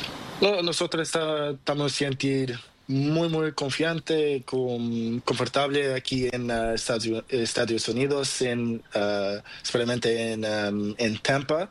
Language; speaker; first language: Spanish; non-native, learner; Portuguese